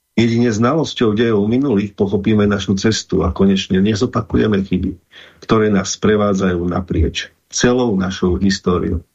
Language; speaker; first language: Slovak; native; Slovak